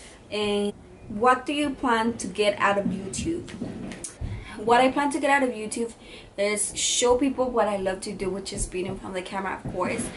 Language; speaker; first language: English; early bilingual, other home language; Spanish